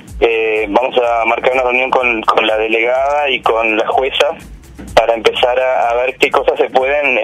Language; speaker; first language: Spanish; native; Spanish